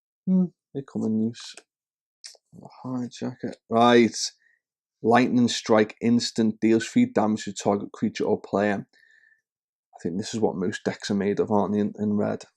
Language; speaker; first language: English; native; English